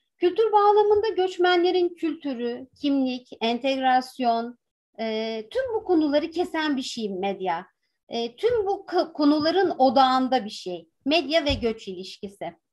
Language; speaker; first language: Turkish; native; Turkish